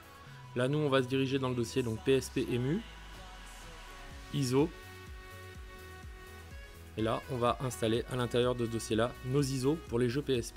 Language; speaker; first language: French; native; French